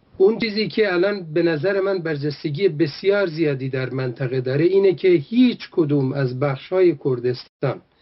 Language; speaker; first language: Persian; non-native, local second language; Kurdish